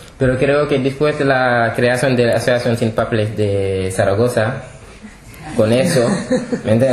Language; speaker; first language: Spanish; non-native, fluent; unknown